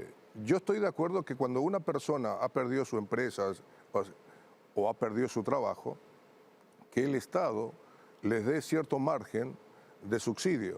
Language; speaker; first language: Spanish; native; Spanish